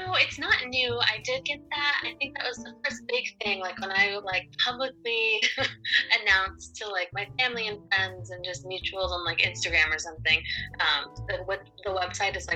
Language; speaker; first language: English; native; English